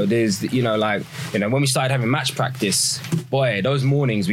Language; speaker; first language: English; native; English